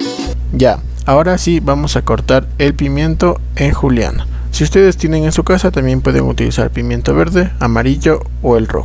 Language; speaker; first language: Spanish; native; Spanish